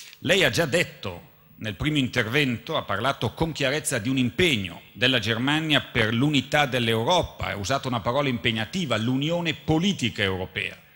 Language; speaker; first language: Italian; native; Italian